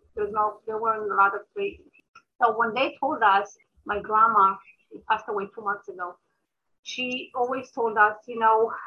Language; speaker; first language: English; early bilingual, other home language; Amharic